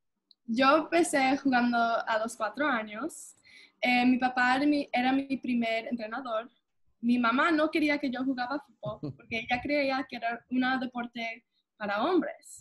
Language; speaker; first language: Spanish; early bilingual, heritage; English